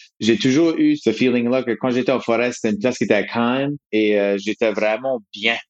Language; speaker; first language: French; native; French